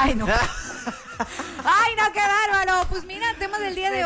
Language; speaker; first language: Spanish; native; Spanish